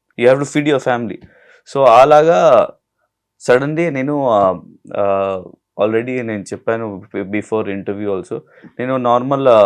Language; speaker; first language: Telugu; non-native, learner; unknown